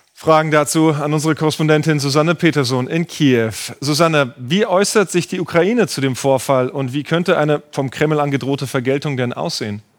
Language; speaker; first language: German; native; German